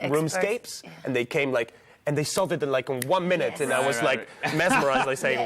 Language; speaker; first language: English; non-native, fluent; Catalan